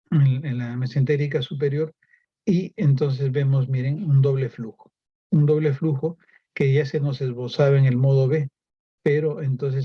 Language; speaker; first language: Spanish; native; Spanish